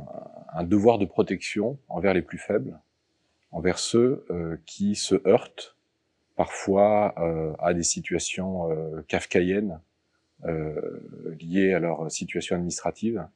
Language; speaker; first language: French; native; French